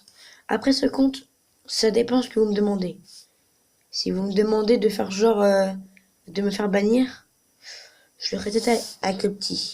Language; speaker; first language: French; native; French